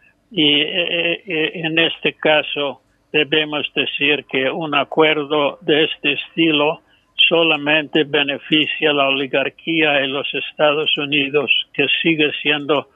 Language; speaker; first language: Spanish; non-native, fluent; English